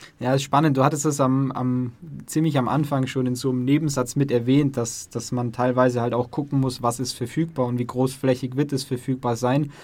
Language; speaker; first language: German; native; German